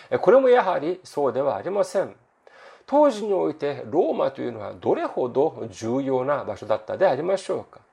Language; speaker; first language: Japanese; non-native, fluent; Korean